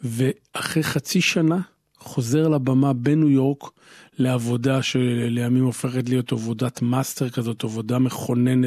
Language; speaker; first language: Hebrew; native; Hebrew